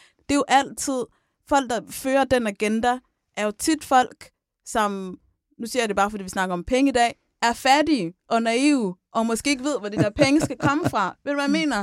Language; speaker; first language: Danish; early bilingual, other home language; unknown